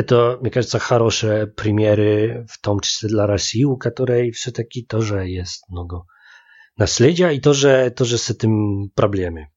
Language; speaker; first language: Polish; non-native, learner; Russian